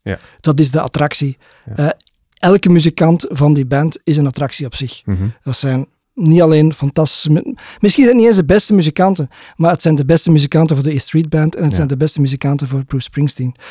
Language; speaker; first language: Dutch; native; Dutch